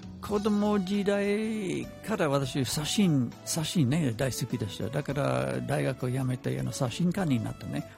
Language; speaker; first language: Japanese; non-native, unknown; English